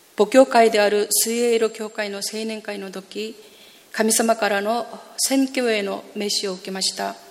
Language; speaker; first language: Japanese; non-native, fluent; Korean